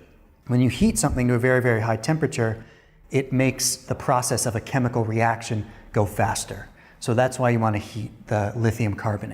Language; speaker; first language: English; native; English